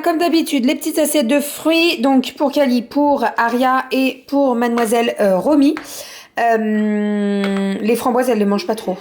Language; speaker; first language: French; native; French